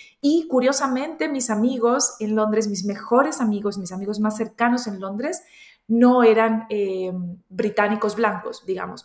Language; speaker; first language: Spanish; native; Spanish